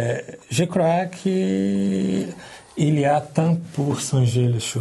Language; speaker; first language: French; non-native, learner; Portuguese